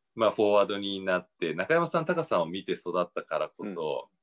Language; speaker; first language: Japanese; native; Japanese